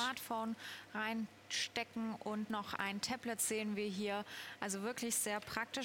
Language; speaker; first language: German; native; German